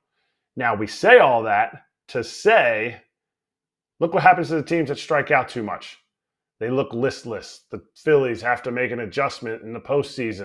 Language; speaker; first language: English; native; English